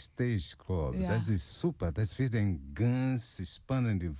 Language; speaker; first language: German; non-native, learner; Portuguese